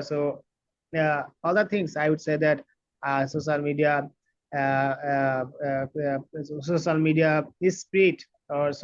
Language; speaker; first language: English; non-native, learner; Bangla